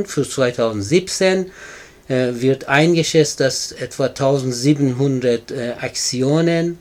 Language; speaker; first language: German; non-native, fluent; Persian